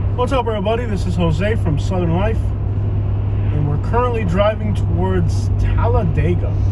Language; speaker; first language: English; early bilingual, other home language; Spanish